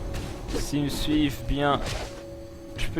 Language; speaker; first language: French; native; French